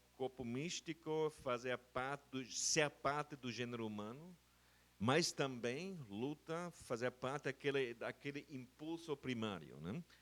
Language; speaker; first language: Portuguese; non-native, fluent; German